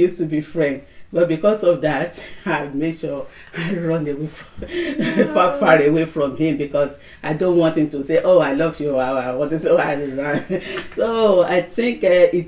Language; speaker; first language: English; non-native, local second language; Yoruba